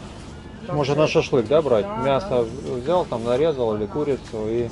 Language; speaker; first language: Russian; native; Russian